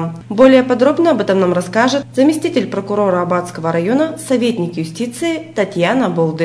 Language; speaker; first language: Russian; native; Russian